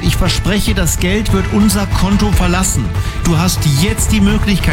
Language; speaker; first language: German; native; German